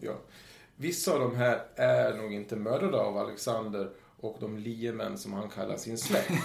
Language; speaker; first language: Swedish; native; Swedish